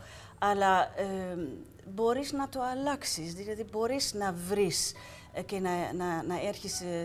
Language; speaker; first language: Greek; non-native, fluent; Dutch